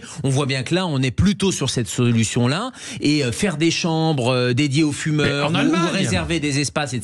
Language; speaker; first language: French; native; French